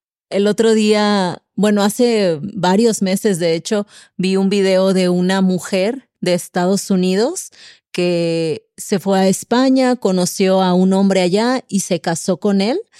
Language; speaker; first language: Spanish; native; Spanish